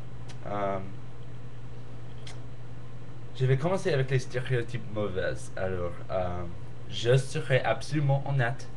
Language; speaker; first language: French; non-native, learner; English